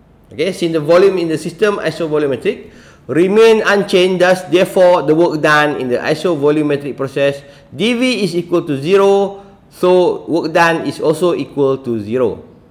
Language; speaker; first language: English; non-native, local second language; Malay